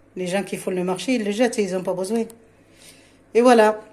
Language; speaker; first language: French; non-native, local second language; Arabic